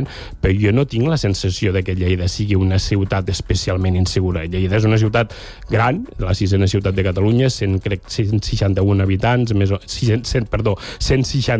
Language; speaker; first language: Catalan; native; Catalan